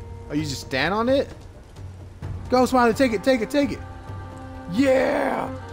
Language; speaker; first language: English; native; English